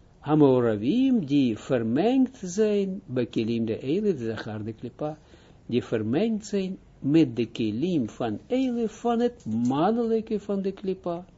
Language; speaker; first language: Dutch; non-native, fluent; Hebrew